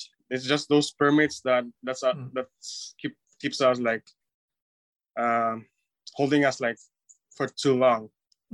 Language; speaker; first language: English; non-native, local second language; Cebuano